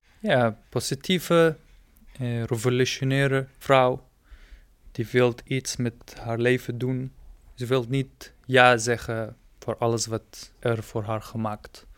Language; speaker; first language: Dutch; non-native, fluent; Arabic